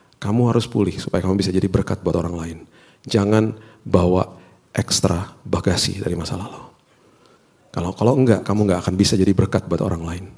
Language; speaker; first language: Indonesian; native; Indonesian